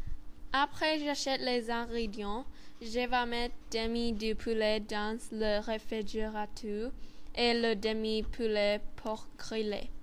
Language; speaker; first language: French; non-native, learner; Thai